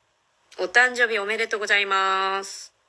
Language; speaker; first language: Japanese; non-native, fluent; Korean